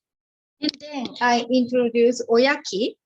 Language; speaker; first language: English; non-native, learner; Japanese